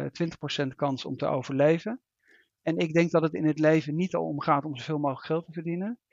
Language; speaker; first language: Dutch; native; Dutch